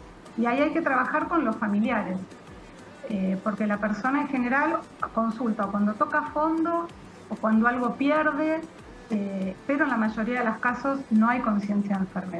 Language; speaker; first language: Spanish; native; Spanish